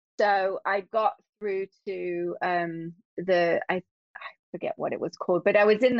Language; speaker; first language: English; native; English